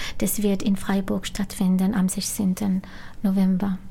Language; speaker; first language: German; non-native, fluent; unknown